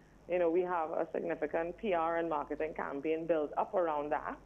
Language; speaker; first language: English; native; English